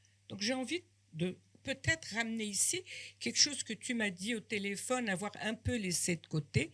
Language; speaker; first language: French; non-native, fluent; Portuguese